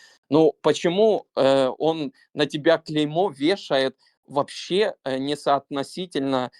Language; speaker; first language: Russian; native; Russian